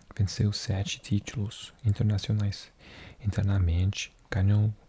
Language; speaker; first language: Portuguese; non-native, learner; English